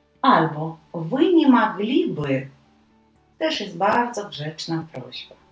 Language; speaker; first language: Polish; non-native, fluent; Ukrainian